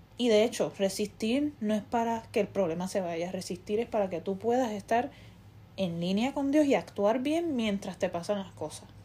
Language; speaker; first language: Spanish; early bilingual, heritage; Spanish